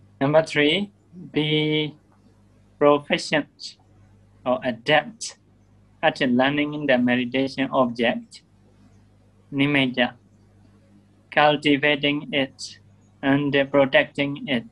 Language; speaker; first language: English; non-native, learner; Burmese